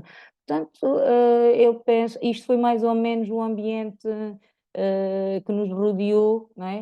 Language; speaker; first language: Portuguese; native; Portuguese